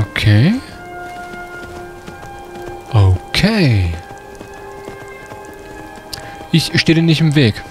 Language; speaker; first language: German; native; German